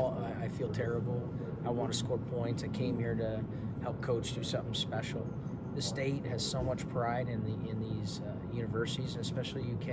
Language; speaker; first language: English; native; English